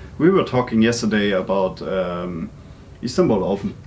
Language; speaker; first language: English; non-native, fluent; German